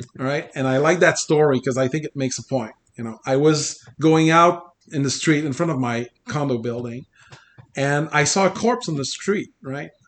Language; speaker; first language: English; non-native, fluent; French